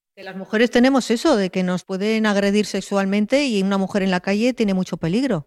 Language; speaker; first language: Spanish; native; Spanish